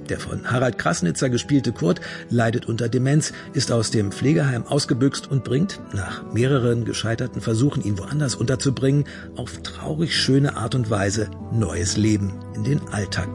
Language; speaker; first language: German; native; German